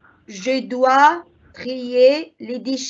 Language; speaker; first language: French; non-native, fluent; Arabic